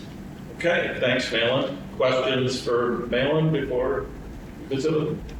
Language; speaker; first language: English; native; English